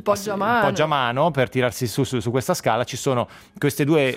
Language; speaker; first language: Italian; native; Italian